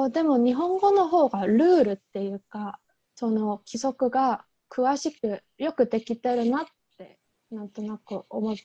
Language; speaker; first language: Japanese; non-native, fluent; Korean